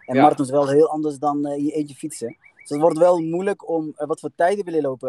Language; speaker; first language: Dutch; early bilingual, other home language; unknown